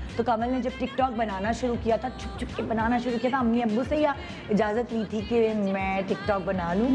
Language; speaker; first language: Urdu; native; Urdu